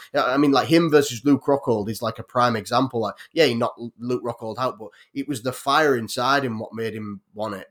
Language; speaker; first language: English; native; English